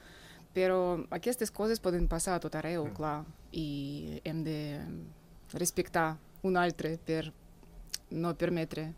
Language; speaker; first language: Catalan; non-native, fluent; Russian